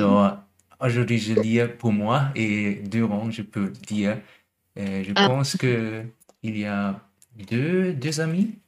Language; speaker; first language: French; non-native, learner; German